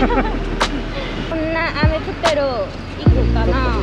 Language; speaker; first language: Japanese; non-native, learner; Vietnamese